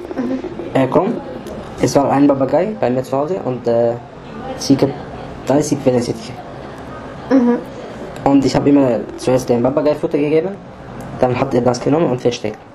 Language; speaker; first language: German; non-native, learner; Arabic